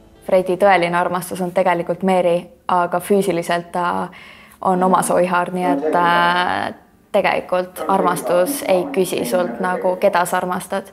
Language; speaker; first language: Estonian; native; Estonian